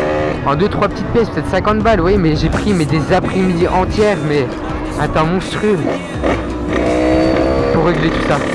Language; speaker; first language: French; native; French